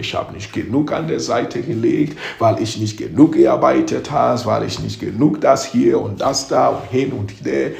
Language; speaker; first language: German; non-native, fluent; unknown